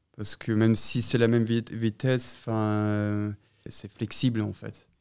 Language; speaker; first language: French; non-native, fluent; German